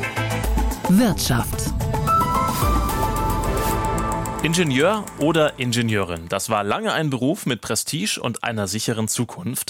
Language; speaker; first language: German; native; German